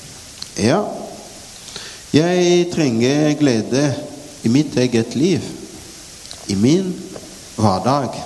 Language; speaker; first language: Norwegian; non-native, fluent; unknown